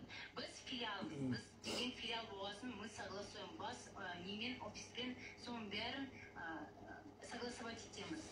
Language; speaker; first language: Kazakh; non-native, local second language; Russian